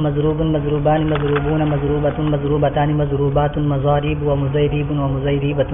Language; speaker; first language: Arabic; non-native, learner; Urdu